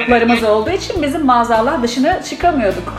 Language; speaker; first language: Turkish; native; Turkish